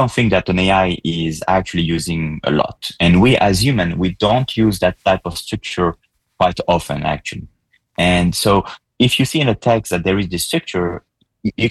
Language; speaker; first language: English; non-native, fluent; French